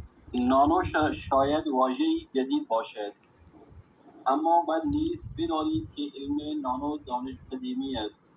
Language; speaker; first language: Persian; non-native, learner; Urdu